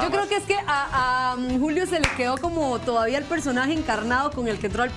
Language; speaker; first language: Spanish; native; Spanish